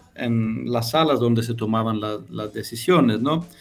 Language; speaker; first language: Spanish; non-native, fluent; Greek